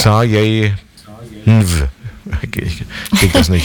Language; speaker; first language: German; native; German